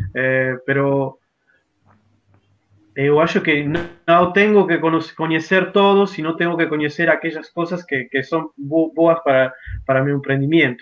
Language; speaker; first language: Portuguese; non-native, learner; Spanish